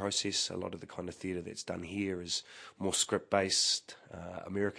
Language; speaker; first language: English; native; English